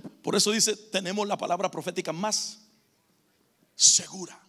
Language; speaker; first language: Spanish; native; Spanish